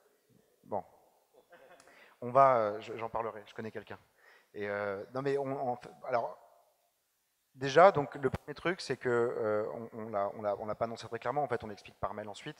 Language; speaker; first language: French; native; French